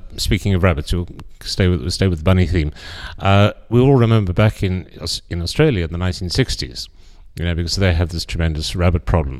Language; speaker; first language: English; native; English